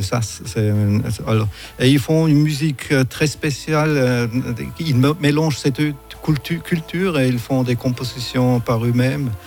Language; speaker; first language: French; non-native, fluent; German